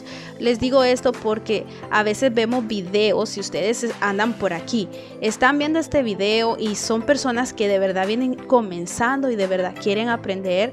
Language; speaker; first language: Spanish; native; Spanish